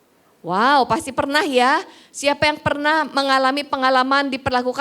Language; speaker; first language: Indonesian; native; Indonesian